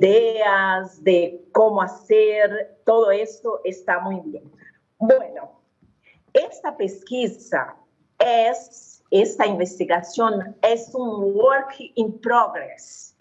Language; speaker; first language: Spanish; non-native, fluent; Portuguese